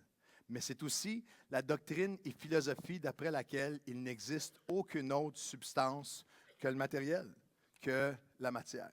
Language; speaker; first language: French; native; French